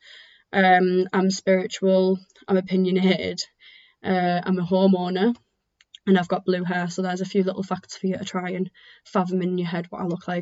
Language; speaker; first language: English; native; English